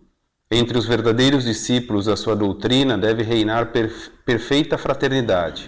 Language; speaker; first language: Portuguese; native; Portuguese